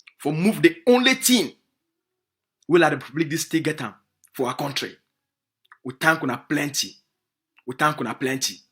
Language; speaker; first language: Nigerian Pidgin; native; Nigerian Pidgin